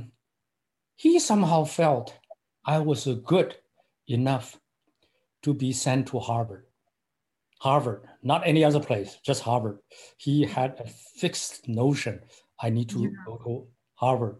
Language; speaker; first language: English; non-native, fluent; Chinese